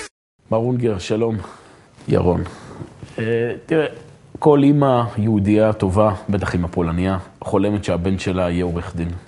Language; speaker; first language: Hebrew; native; Hebrew